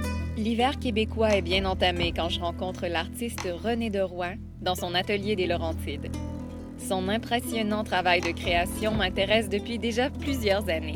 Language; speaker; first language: French; native; French